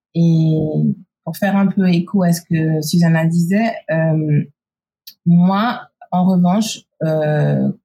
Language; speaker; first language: French; native; French